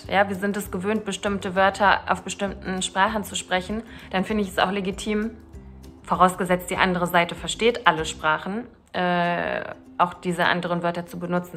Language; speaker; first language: German; early bilingual, other home language; Turkish